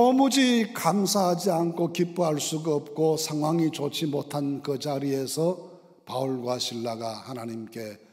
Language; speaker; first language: Korean; native; Korean